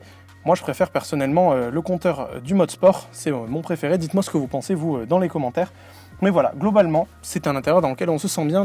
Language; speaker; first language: French; native; French